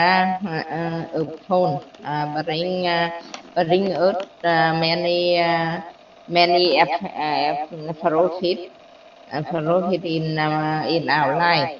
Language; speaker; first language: English; non-native, learner; Vietnamese